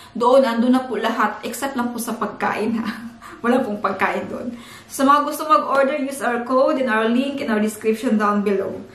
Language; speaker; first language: Filipino; non-native, local second language; Cebuano